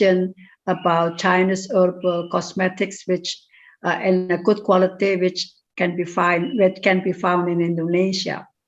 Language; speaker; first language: English; non-native, fluent; Indonesian